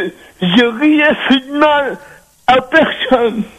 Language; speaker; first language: French; non-native, local second language; Réunion Creole French